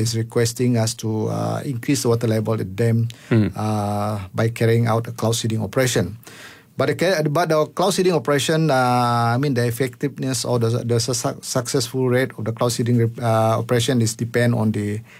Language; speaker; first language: English; non-native, local second language; Malay